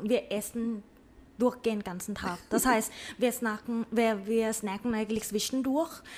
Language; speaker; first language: German; non-native, learner; Thai